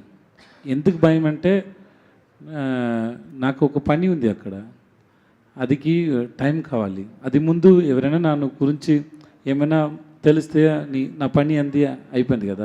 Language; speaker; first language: Telugu; non-native, learner; Tamil